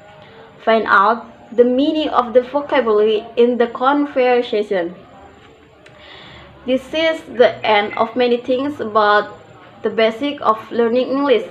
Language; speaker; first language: English; non-native, learner; Indonesian